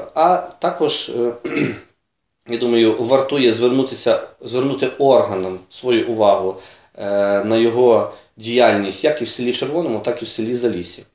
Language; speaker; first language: Ukrainian; native; Ukrainian